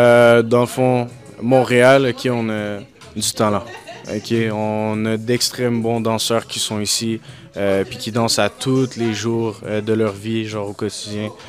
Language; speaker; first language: French; native; French